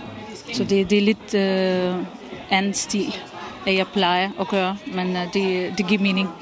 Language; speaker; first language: Danish; non-native, fluent; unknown